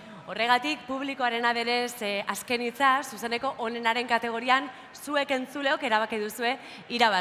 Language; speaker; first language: Basque; native; Basque